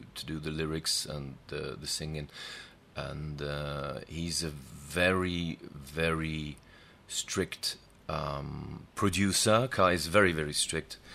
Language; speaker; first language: English; non-native, fluent; German